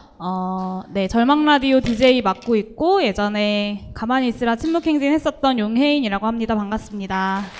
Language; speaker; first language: Korean; native; Korean